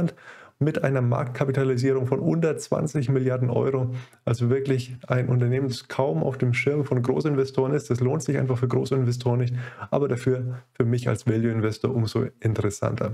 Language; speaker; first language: German; native; German